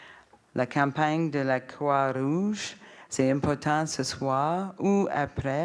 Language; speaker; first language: French; non-native, learner; English